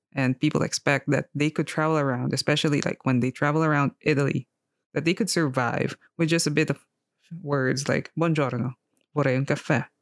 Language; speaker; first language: English; non-native, local second language; Filipino